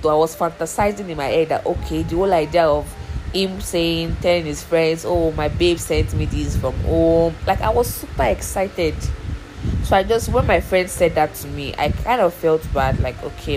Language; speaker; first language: English; non-native, local second language; Yoruba